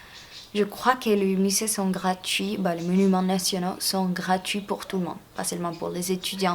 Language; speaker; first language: French; non-native, fluent; Spanish